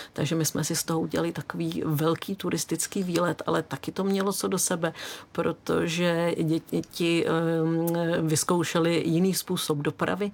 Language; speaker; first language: Czech; native; Czech